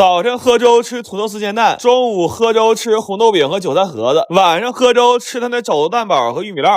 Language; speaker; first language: Chinese; native; Chinese